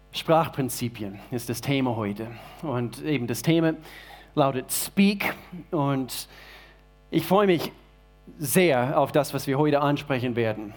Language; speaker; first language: German; non-native, fluent; English